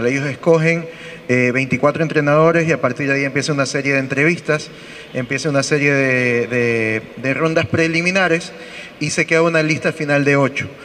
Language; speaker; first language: Spanish; native; Spanish